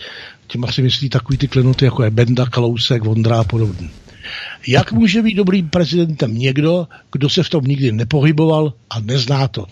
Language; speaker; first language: Czech; native; Czech